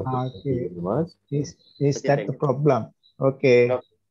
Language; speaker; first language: English; non-native, learner; Sinhala